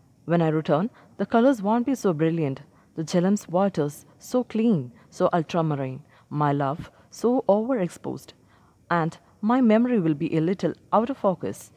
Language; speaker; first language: English; non-native, local second language; Malayalam